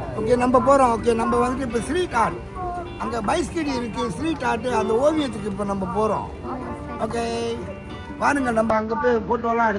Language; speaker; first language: Tamil; native; Tamil